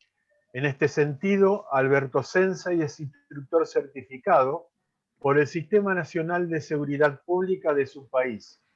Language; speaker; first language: Spanish; native; Spanish